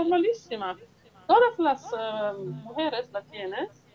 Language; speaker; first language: Spanish; non-native, learner; Italian